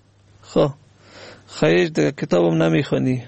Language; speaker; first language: Persian; native; Persian